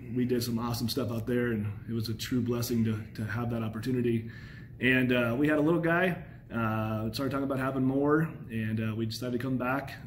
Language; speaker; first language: English; native; English